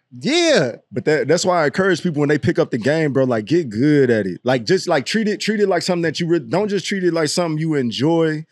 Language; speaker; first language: English; native; English